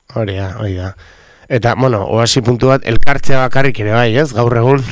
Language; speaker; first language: Basque; native; Basque